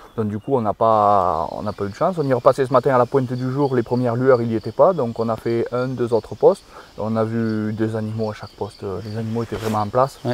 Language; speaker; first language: French; native; French